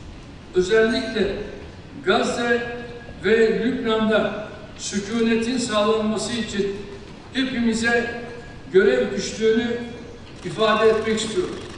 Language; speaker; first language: Turkish; native; Turkish